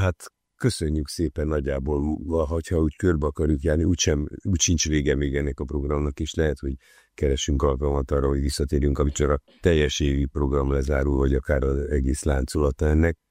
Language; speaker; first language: Hungarian; native; Hungarian